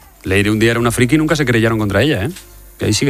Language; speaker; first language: Spanish; native; Spanish